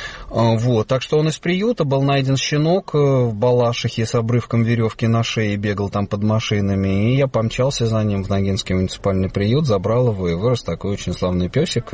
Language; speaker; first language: Russian; native; Russian